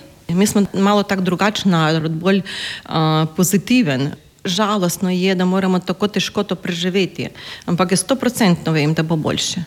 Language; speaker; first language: Slovenian; non-native, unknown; Ukrainian